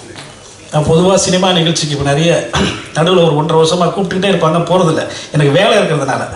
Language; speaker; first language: Tamil; native; Tamil